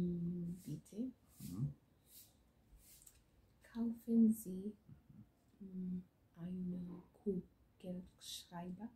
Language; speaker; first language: German; non-native, learner; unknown